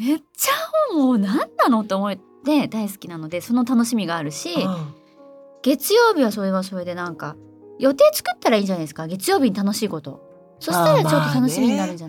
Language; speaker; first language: Japanese; native; Japanese